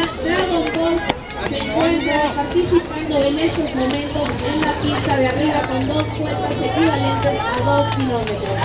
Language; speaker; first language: Spanish; native; Spanish